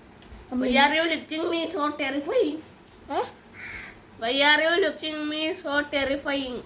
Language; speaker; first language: English; non-native, learner; Malayalam